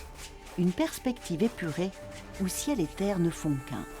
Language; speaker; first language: French; native; French